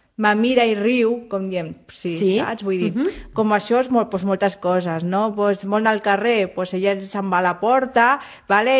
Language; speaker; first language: Catalan; non-native, local second language; Spanish